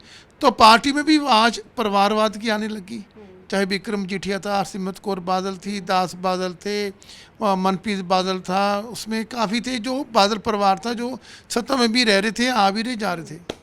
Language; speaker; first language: Hindi; non-native, local second language; Punjabi